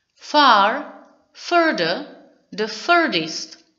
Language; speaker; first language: English; non-native, fluent; Czech